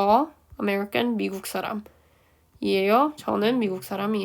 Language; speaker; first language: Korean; early bilingual, heritage; Korean